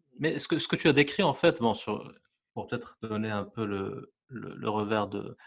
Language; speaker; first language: French; non-native, local second language; Arabic